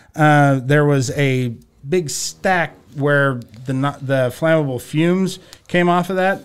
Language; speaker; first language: English; native; English